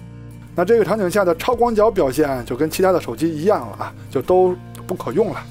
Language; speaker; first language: Chinese; native; Chinese